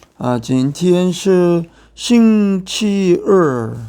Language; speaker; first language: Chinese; non-native, learner; Korean